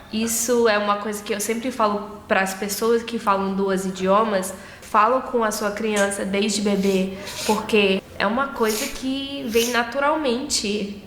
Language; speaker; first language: Portuguese; early bilingual, heritage; English